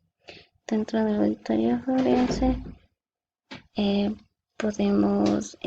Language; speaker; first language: Spanish; native; Spanish